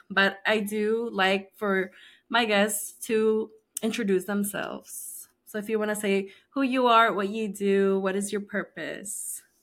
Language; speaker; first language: English; early bilingual, other home language; Spanish